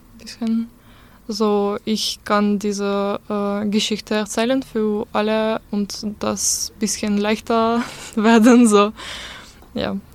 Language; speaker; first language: German; non-native, learner; Russian